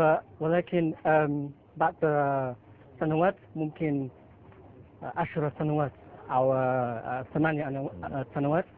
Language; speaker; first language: Arabic; non-native, learner; Filipino